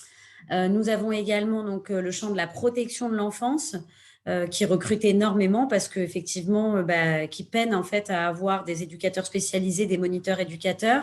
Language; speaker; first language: French; native; French